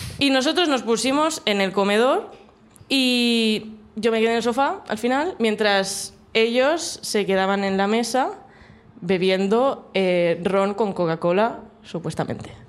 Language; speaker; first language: Spanish; non-native, local second language; Catalan